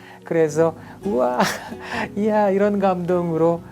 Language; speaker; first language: Korean; native; Korean